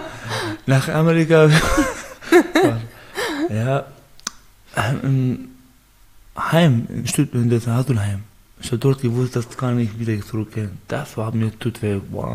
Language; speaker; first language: German; non-native, learner; Persian